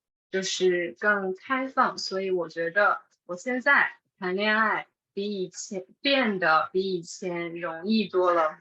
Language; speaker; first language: Chinese; non-native, fluent; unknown